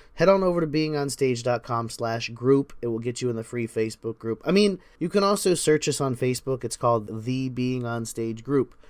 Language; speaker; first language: English; native; English